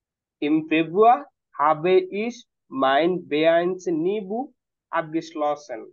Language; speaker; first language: German; non-native, fluent; Bangla